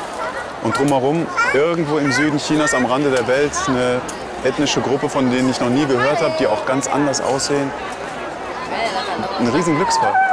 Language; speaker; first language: German; native; German